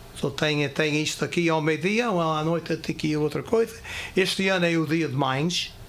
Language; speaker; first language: Portuguese; early bilingual, heritage; Portuguese